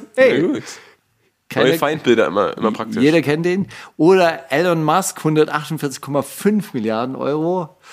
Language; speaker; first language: German; native; German